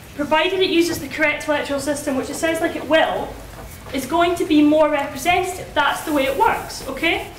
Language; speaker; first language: English; native; English